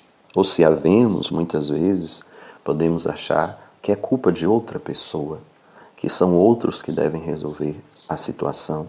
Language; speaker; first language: Portuguese; native; Portuguese